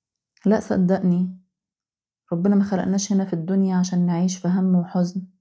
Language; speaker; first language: Arabic; native; Arabic